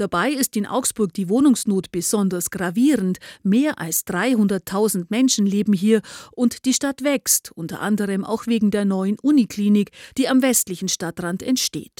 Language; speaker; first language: German; native; German